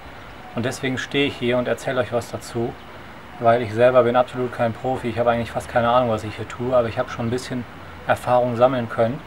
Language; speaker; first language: German; native; German